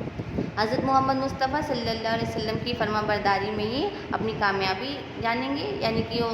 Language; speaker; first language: Urdu; native; Urdu